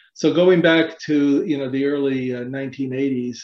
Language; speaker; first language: English; native; English